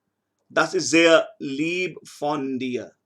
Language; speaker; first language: German; non-native, fluent; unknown